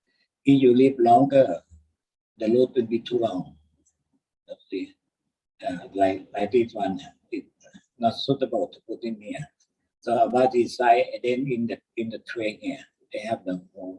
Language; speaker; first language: English; non-native, learner; Thai